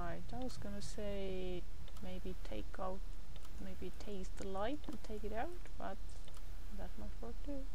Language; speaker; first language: English; non-native, fluent; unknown